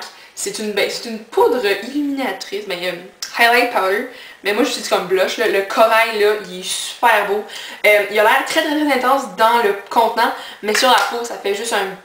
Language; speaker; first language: French; native; French